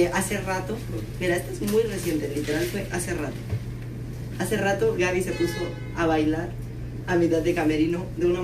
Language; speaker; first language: Spanish; native; Spanish